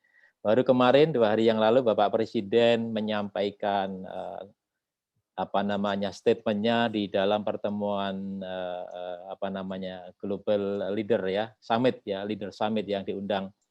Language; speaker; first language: Indonesian; native; Indonesian